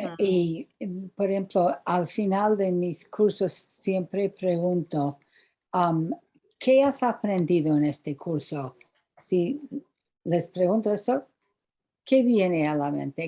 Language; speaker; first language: Spanish; non-native, fluent; English